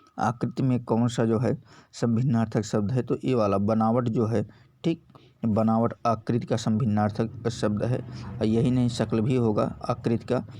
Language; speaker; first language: Hindi; native; Hindi